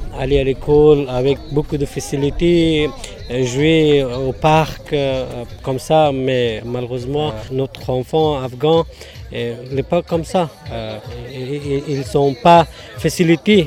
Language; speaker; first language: French; non-native, learner; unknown